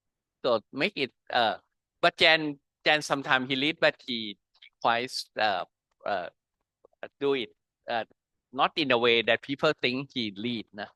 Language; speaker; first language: English; non-native, learner; Thai